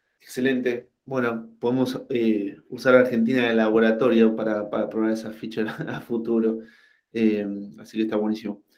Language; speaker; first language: Spanish; native; Spanish